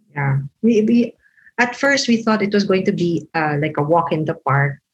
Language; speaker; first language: English; non-native, local second language; Filipino